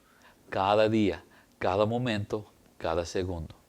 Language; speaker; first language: Spanish; early bilingual, heritage; English